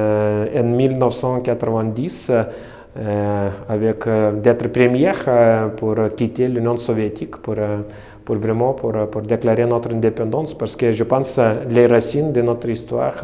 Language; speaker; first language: French; non-native, fluent; Lithuanian